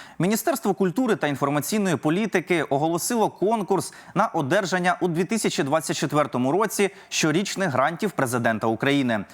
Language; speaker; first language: Ukrainian; native; Ukrainian